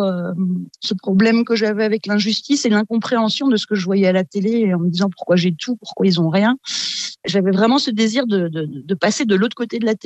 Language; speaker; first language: French; native; French